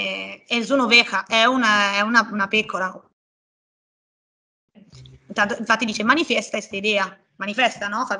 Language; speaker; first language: Italian; native; Italian